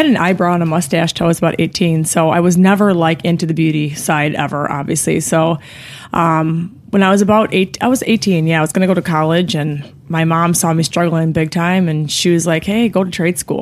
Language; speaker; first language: English; native; English